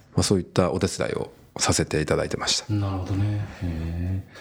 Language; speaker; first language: Japanese; native; Japanese